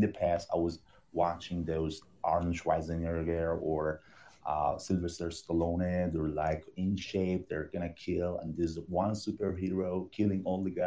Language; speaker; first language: English; non-native, fluent; Persian